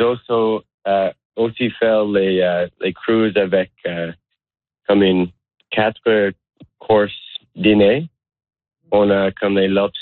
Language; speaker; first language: French; non-native, learner; English